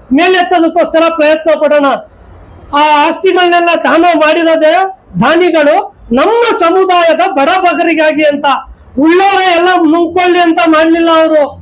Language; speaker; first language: Kannada; non-native, local second language; Urdu